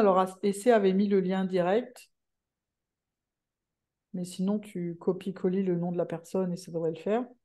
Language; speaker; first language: French; native; French